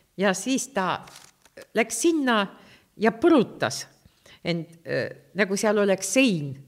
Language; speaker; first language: Estonian; non-native, local second language; Russian